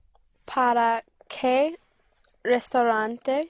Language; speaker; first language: Spanish; non-native, learner; English